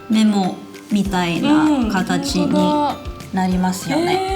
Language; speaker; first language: Japanese; non-native, fluent; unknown